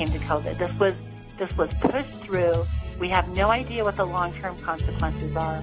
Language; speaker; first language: English; native; English